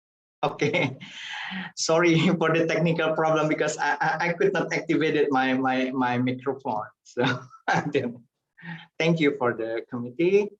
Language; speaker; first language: English; non-native, fluent; Indonesian